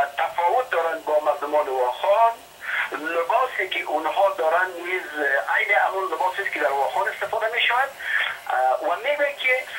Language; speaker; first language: Persian; non-native, local second language; Shughni